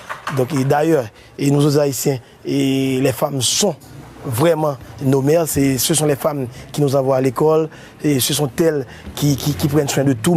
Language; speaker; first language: French; non-native, local second language; Haitian Creole